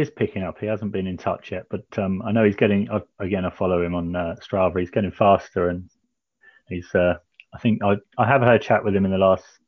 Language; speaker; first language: English; native; English